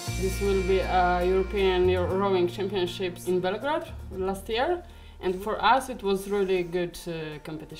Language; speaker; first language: English; non-native, learner; Polish